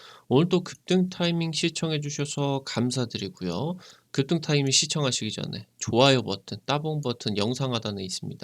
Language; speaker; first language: Korean; native; Korean